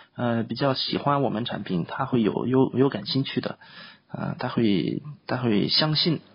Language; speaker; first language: Chinese; non-native, fluent; French